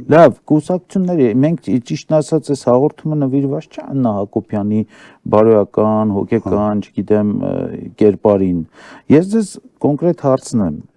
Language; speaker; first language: Armenian; native; Armenian